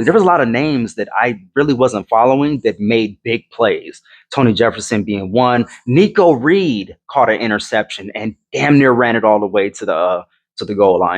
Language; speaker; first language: English; native; English